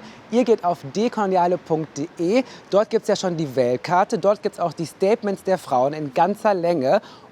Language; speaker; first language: German; native; German